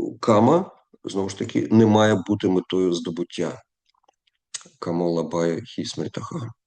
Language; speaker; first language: Ukrainian; non-native, local second language; Russian